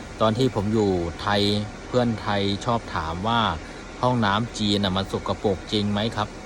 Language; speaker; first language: Thai; non-native, fluent; Chinese